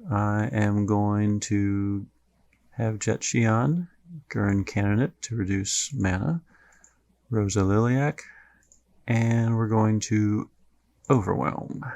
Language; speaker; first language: English; native; English